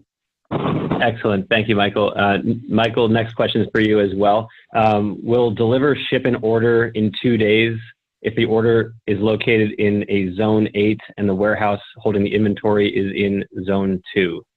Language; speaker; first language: English; native; English